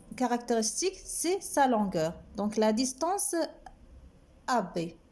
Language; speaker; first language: French; non-native, local second language; Arabic